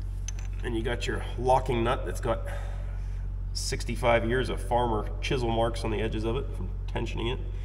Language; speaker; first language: English; native; English